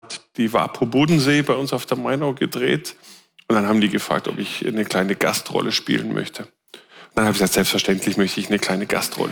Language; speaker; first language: German; native; German